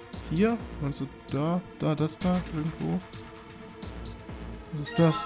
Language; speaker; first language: German; native; German